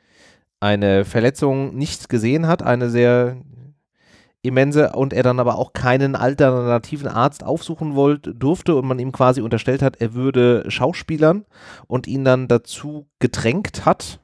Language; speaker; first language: German; native; German